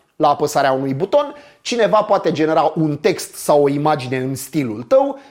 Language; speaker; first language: Romanian; native; Romanian